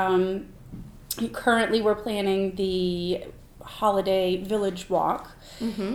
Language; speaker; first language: English; native; English